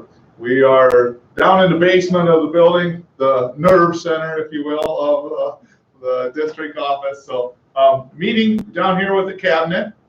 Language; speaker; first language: English; native; English